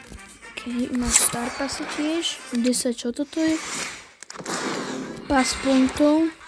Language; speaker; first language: Slovak; native; Slovak